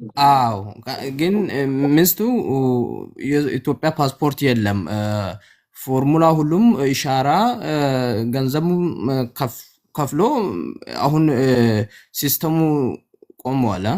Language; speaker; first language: Amharic; non-native, local second language; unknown